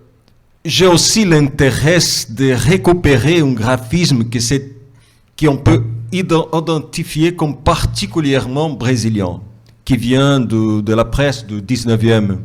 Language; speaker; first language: French; non-native, fluent; Portuguese